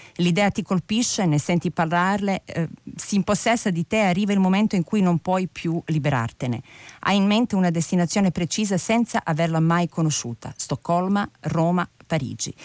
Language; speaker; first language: Italian; non-native, fluent; Serbian